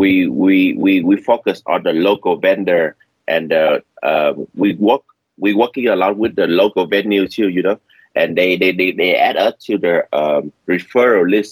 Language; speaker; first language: English; non-native, learner; Vietnamese